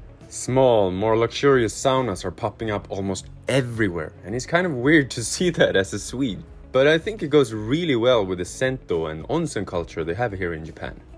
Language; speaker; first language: English; non-native, fluent; Swedish